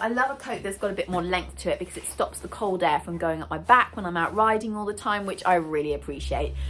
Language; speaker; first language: English; native; English